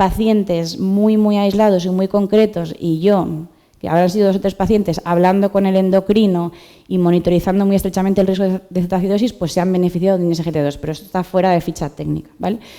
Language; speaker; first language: Spanish; native; Spanish